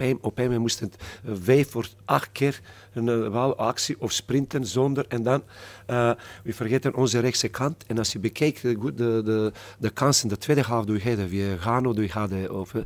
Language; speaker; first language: Dutch; non-native, fluent; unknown